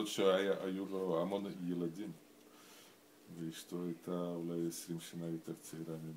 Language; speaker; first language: Hebrew; non-native, fluent; Russian